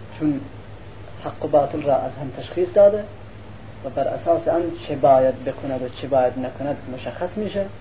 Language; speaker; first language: Persian; non-native, local second language; Central Kurdish